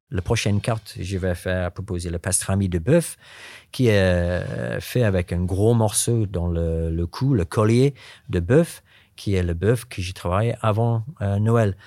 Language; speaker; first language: French; non-native, fluent; English